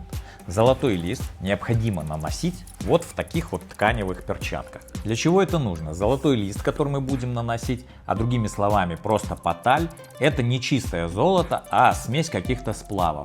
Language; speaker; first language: Russian; native; Russian